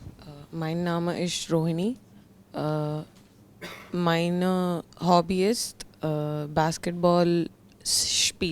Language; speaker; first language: German; non-native, learner; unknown